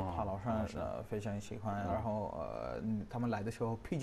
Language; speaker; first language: Chinese; non-native, learner; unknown